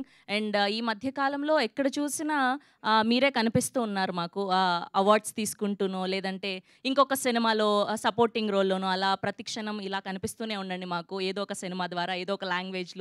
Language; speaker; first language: Telugu; native; Telugu